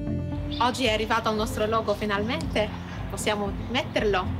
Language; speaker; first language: Italian; non-native, learner; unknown